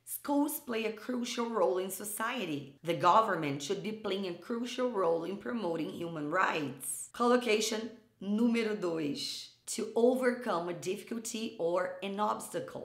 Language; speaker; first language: English; non-native, fluent; Portuguese